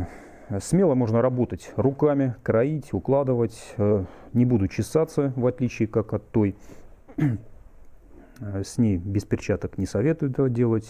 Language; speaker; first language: Russian; native; Russian